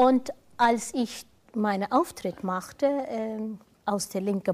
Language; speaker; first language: German; non-native, fluent; English